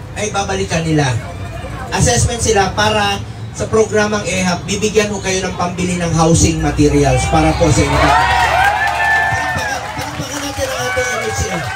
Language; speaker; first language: Filipino; non-native, local second language; Cebuano